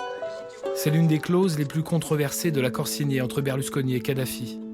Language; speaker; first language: French; native; French